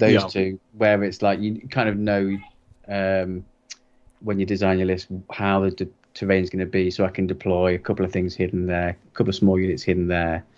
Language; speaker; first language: English; native; English